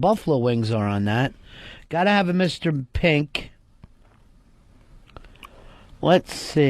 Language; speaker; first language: English; native; English